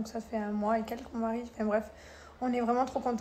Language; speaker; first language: French; native; French